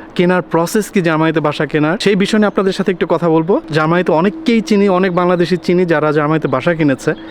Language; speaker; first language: Bangla; native; Bangla